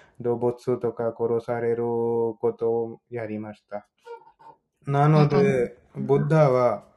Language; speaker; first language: Japanese; non-native, learner; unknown